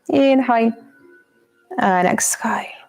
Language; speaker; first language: English; non-native, fluent; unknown